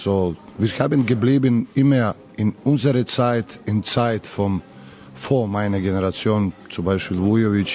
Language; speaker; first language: German; non-native, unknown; Serbian